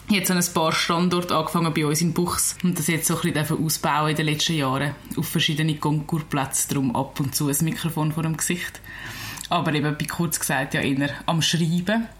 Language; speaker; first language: German; native; German